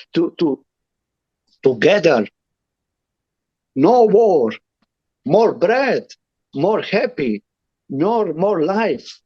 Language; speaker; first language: English; non-native, learner; Romany